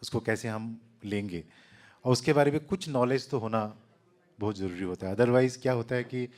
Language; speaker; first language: Hindi; non-native, local second language; Assamese